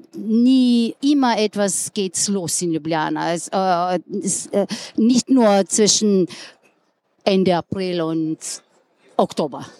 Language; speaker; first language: German; non-native, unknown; Slovenian